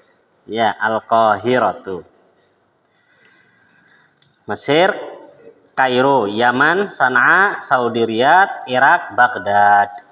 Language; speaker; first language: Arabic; non-native, fluent; Indonesian